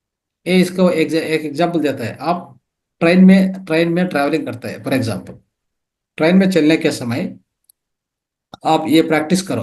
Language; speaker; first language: Hindi; non-native, local second language; Kannada